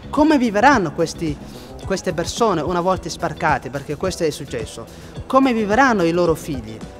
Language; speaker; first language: Italian; non-native, fluent; Somali